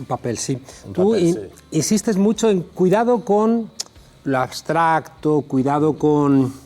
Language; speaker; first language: Spanish; native; Spanish